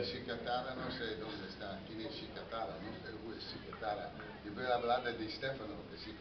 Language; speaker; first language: Spanish; non-native, fluent; English